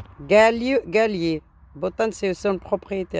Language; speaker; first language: French; non-native, learner; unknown